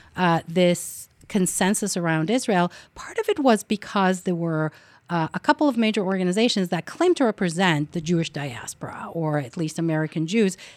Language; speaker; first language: English; non-native, fluent; Hebrew